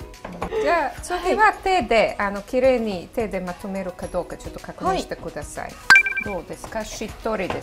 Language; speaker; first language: Japanese; non-native, fluent; Serbian